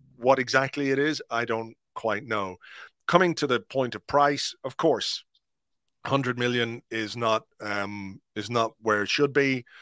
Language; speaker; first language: English; native; English